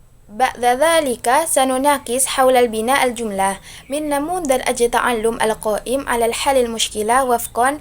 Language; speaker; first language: Arabic; non-native, learner; Indonesian